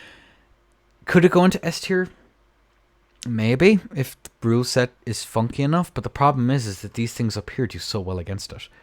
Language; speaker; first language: English; native; English